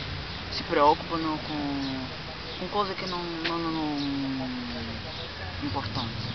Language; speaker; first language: Italian; non-native, learner; Portuguese